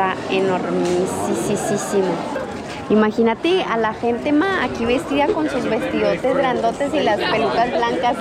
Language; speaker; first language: Spanish; native; Spanish